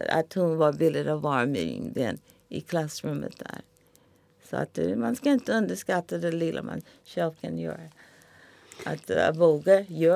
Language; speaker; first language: Swedish; non-native, fluent; English